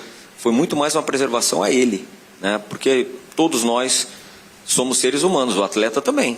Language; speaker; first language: Portuguese; native; Portuguese